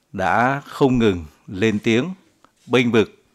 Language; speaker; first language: Vietnamese; native; Vietnamese